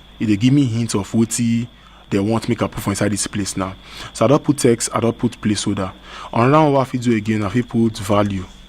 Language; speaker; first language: Nigerian Pidgin; native; Nigerian Pidgin